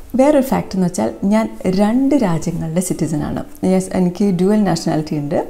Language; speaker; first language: Malayalam; early bilingual, heritage; Malayalam